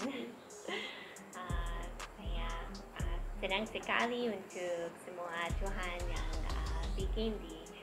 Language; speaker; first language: Indonesian; non-native, learner; English